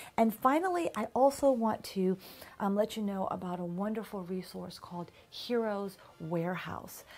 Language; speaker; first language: English; native; English